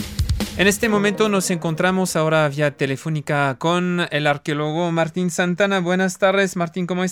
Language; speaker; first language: Spanish; non-native, fluent; French